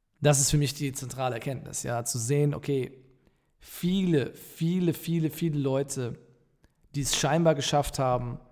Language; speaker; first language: German; native; German